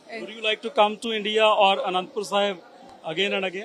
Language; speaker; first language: English; non-native, local second language; Punjabi